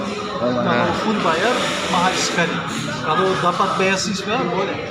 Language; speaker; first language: Indonesian; non-native, learner; English